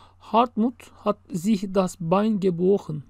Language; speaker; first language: German; non-native, fluent; Turkish